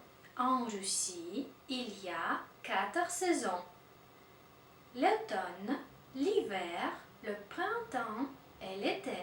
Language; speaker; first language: French; non-native, fluent; Russian